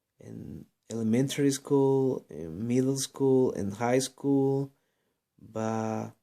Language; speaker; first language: English; non-native, learner; Spanish